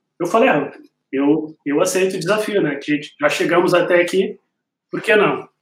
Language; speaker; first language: Portuguese; native; Portuguese